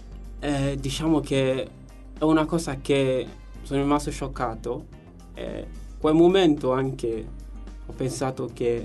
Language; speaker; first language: Italian; non-native, learner; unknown